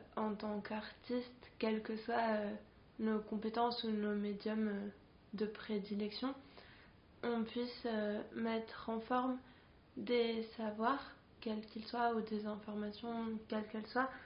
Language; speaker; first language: French; non-native, fluent; Spanish